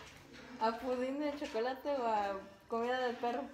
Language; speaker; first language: Spanish; early bilingual, other home language; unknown